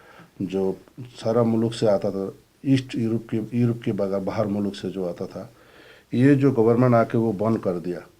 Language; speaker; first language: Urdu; non-native, fluent; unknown